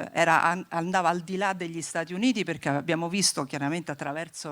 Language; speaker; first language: Italian; native; Italian